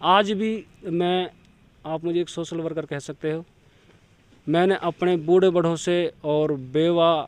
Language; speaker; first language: Hindi; native; Hindi